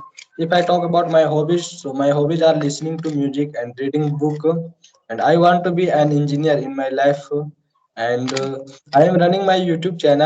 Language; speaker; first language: English; non-native, learner; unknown